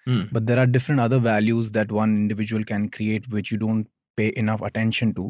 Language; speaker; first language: English; non-native, local second language; Hindi